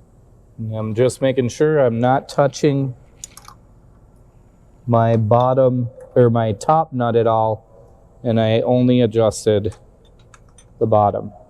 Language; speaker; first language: English; native; English